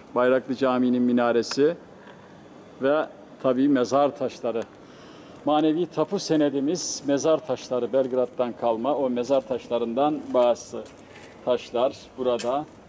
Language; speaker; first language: Turkish; native; Turkish